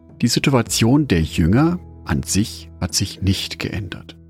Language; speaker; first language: German; native; German